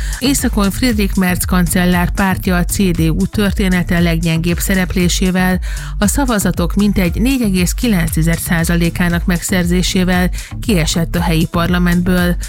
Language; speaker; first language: Hungarian; native; Hungarian